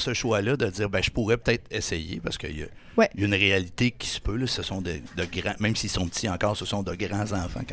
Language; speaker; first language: French; native; French